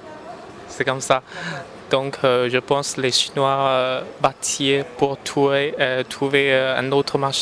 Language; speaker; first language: French; non-native, learner; Chinese